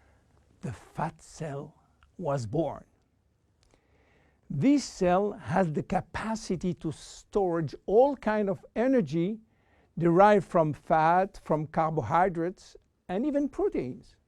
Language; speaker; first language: English; non-native, fluent; French